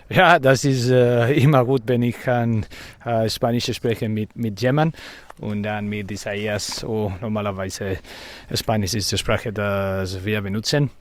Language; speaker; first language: German; non-native, learner; Spanish